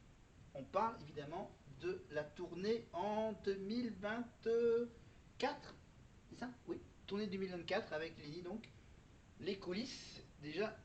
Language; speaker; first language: French; native; French